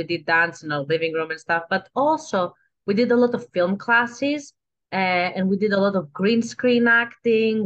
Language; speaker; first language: English; non-native, fluent; Greek